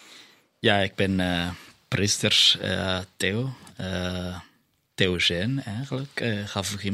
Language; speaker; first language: Dutch; non-native, fluent; Kinyarwanda